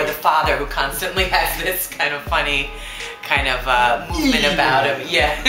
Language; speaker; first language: English; native; English